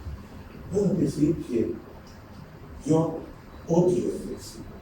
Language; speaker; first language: Spanish; non-native, fluent; Turkish